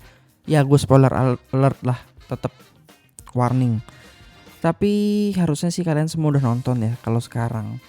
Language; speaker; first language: Indonesian; native; Indonesian